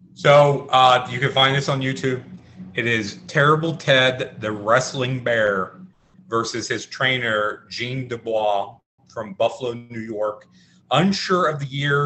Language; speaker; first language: English; native; English